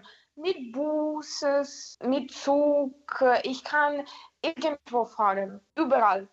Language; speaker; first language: German; non-native, learner; Ukrainian